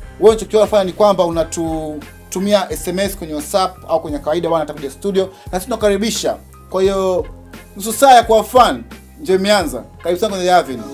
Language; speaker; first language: Swahili; native; Swahili